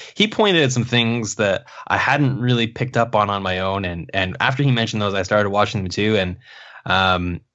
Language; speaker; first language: English; native; English